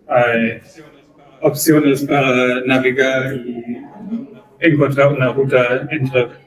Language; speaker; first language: Spanish; non-native, learner; German